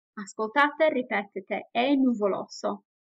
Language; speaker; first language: Italian; non-native, fluent; English